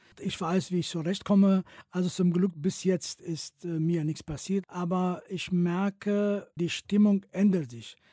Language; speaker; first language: German; non-native, fluent; Kurdish